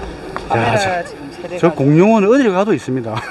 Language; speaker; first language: Korean; native; Korean